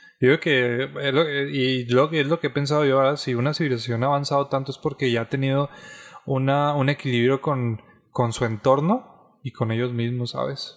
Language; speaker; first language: Spanish; native; Spanish